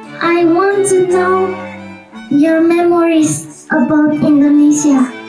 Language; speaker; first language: English; non-native, learner; Indonesian